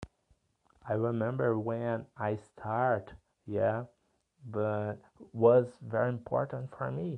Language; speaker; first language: English; non-native, learner; Portuguese